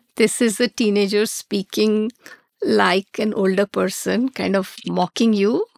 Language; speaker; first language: English; non-native, local second language; Hindi